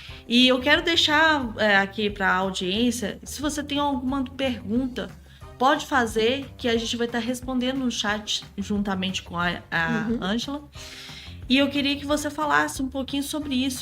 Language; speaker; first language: Portuguese; native; Portuguese